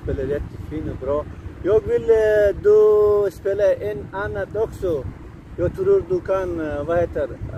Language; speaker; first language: Swedish; non-native, learner; Persian